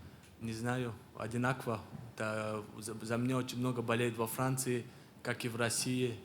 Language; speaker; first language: Russian; non-native, local second language; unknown